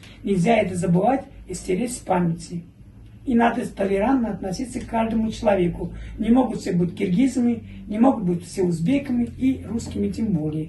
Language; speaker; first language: Russian; native; Russian